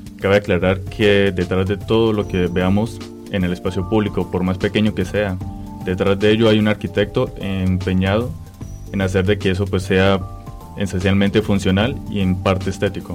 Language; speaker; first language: Spanish; native; Spanish